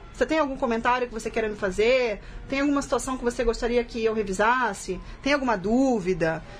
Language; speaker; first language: Portuguese; native; Portuguese